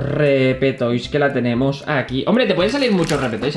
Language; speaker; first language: Spanish; native; Spanish